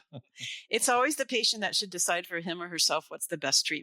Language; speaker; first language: English; native; English